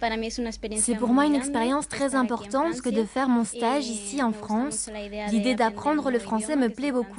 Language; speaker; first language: French; non-native, fluent; Spanish